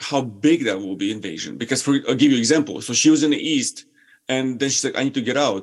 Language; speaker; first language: English; non-native, fluent; Ukrainian